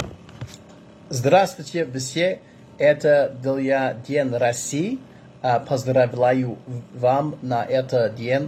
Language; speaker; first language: Russian; non-native, learner; English